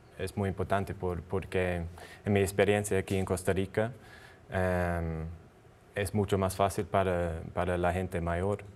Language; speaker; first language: Spanish; non-native, learner; English